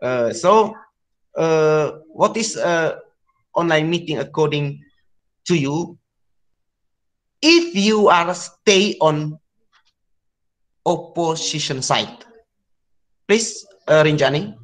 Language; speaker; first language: English; non-native, learner; Indonesian